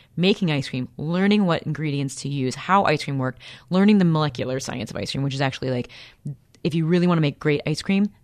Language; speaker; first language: English; native; English